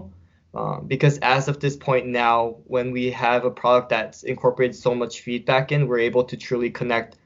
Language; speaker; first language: English; native; English